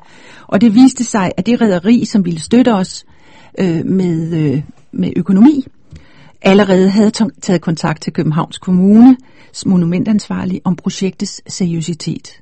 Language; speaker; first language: Danish; native; Danish